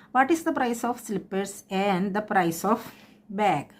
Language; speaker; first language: English; non-native, local second language; Malayalam